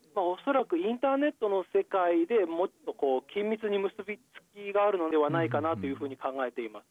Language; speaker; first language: Japanese; native; Japanese